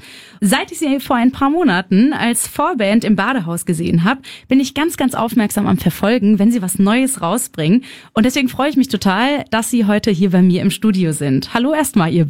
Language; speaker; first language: German; native; German